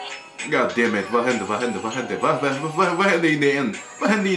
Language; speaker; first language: Swedish; early bilingual, other home language; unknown